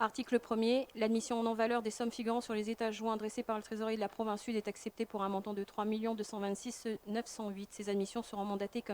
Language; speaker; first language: French; native; French